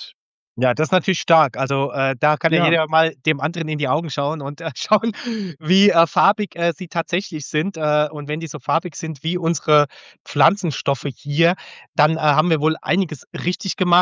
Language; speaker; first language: German; native; German